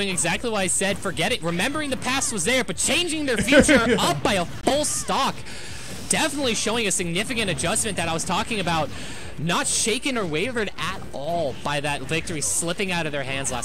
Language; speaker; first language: English; native; English